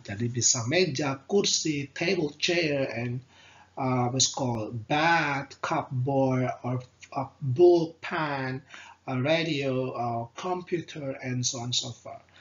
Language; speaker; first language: English; non-native, fluent; Indonesian